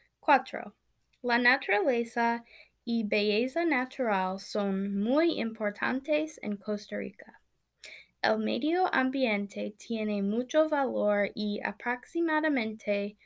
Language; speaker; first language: Spanish; non-native, learner; English